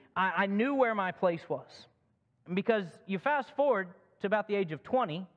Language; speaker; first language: English; native; English